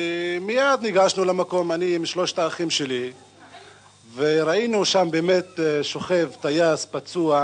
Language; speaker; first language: Hebrew; non-native, local second language; Arabic